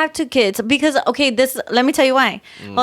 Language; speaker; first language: English; native; English